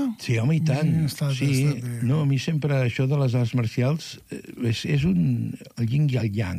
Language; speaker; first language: Catalan; native; Catalan